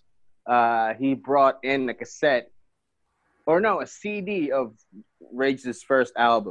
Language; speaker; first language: English; non-native, local second language; Filipino